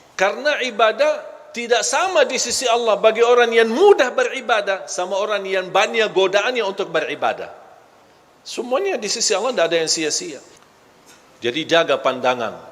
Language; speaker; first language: Malay; non-native, fluent; Arabic